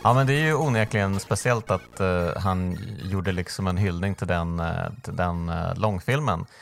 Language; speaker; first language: Swedish; native; Swedish